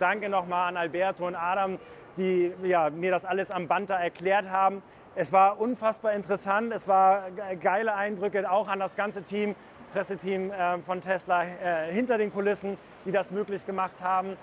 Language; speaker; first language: German; native; German